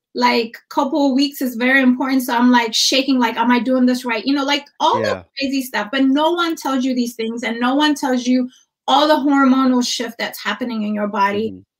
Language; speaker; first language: English; non-native, fluent; Amharic